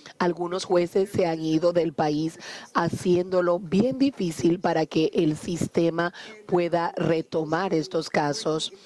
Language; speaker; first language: Spanish; non-native, fluent; Haitian Creole